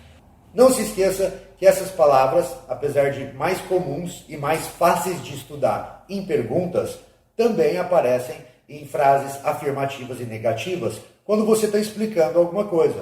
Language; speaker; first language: Portuguese; non-native, fluent; English